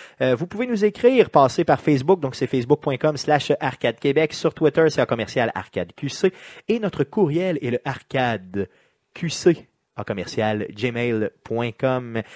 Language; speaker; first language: French; native; French